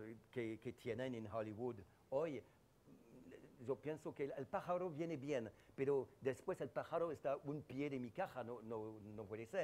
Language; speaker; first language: Spanish; non-native, fluent; French